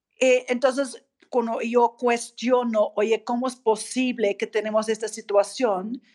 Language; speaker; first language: Spanish; non-native, fluent; English